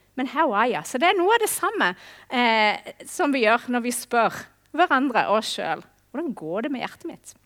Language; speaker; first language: Norwegian; non-native, fluent; English